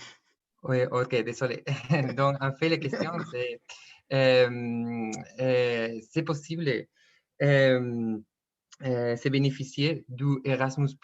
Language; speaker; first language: French; non-native, fluent; Spanish